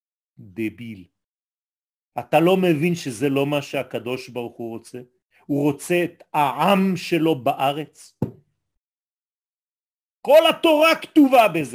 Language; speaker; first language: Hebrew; non-native, fluent; French